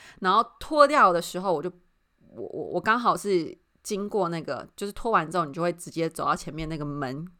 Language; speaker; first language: Chinese; native; Chinese